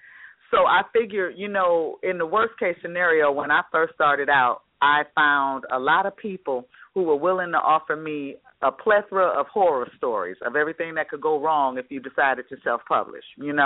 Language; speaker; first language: English; native; English